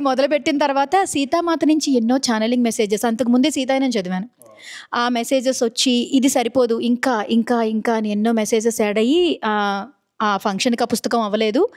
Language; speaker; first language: Telugu; native; Telugu